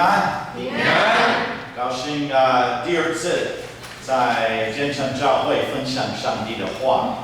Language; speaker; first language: Chinese; non-native, fluent; English